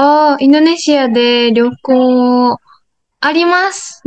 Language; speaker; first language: Japanese; native; Japanese